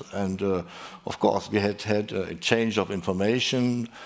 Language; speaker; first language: English; non-native, fluent; German